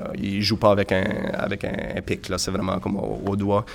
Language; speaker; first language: French; native; French